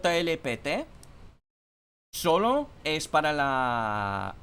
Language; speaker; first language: Spanish; non-native, fluent; English